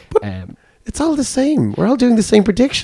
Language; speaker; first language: English; native; English